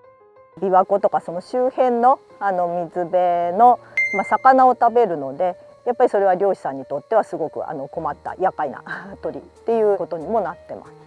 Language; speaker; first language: Japanese; native; Japanese